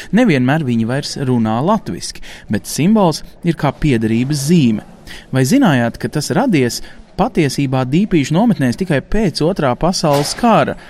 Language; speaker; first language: Latvian; native; Latvian